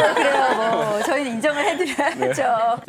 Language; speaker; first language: Korean; native; Korean